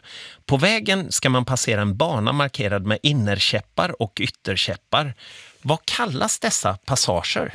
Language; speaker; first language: Swedish; native; Swedish